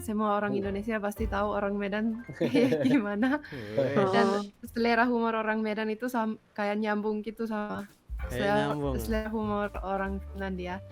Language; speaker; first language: Indonesian; non-native, fluent; Finnish